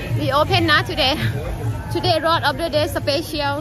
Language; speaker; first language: English; non-native, learner; Thai